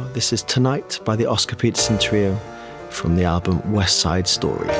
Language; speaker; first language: English; native; English